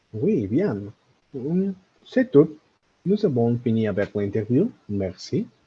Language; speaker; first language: French; non-native, learner; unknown